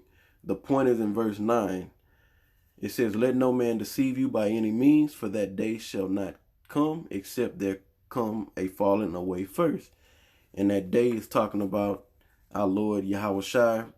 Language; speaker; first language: English; native; English